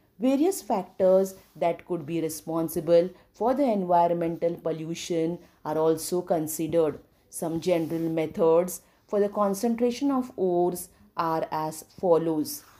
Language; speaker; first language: English; non-native, local second language; Marathi